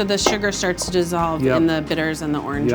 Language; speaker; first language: English; native; English